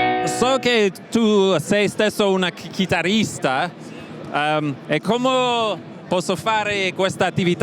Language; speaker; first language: Italian; non-native, learner; English